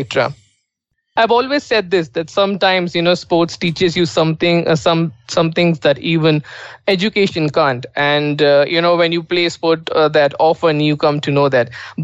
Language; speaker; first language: English; non-native, local second language; Marathi